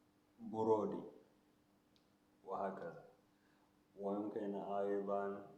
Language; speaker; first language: Arabic; non-native, local second language; Hausa